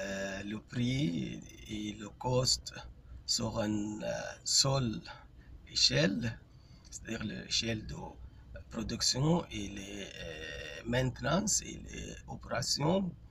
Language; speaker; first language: French; non-native, fluent; Arabic